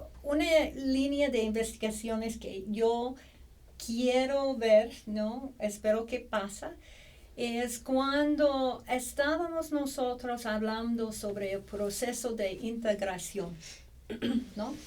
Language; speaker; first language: Spanish; non-native, fluent; English